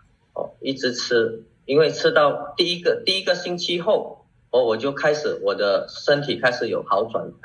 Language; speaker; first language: Chinese; early bilingual, heritage; Chinese